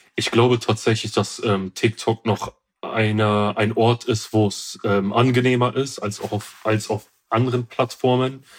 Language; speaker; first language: German; early bilingual, other home language; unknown